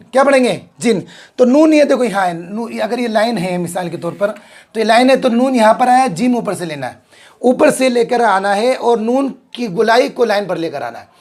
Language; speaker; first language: Hindi; native; Hindi